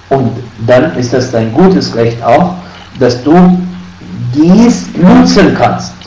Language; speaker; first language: German; non-native, fluent; Arabic